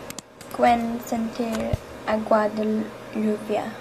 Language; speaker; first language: Spanish; non-native, learner; English